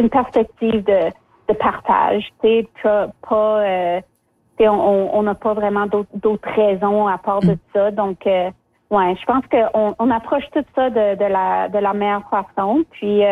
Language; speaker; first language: French; early bilingual, other home language; Spanish